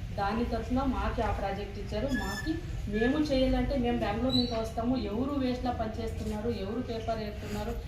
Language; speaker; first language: Telugu; non-native, local second language; Kannada